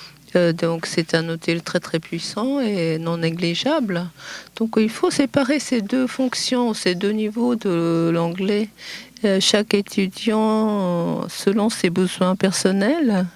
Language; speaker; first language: French; non-native, fluent; Japanese